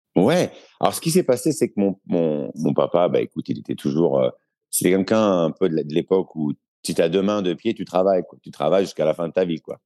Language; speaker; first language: French; native; French